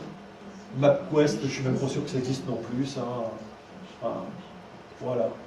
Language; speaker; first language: French; native; French